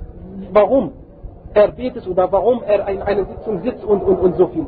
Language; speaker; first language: German; non-native, fluent; Arabic